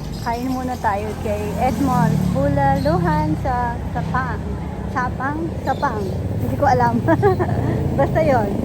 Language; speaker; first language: Filipino; native; Filipino